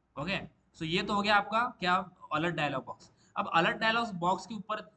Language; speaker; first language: Hindi; non-native, local second language; Marathi